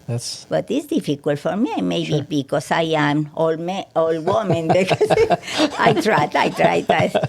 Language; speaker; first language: English; non-native, learner; Spanish